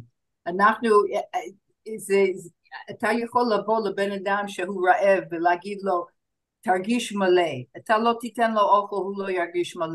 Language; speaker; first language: Hebrew; non-native, fluent; English